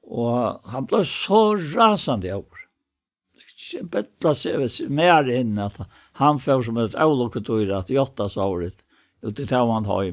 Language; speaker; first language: Danish; non-native, local second language; Faroese